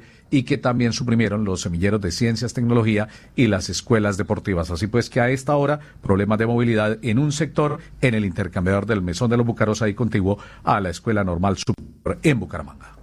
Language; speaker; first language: Spanish; native; Spanish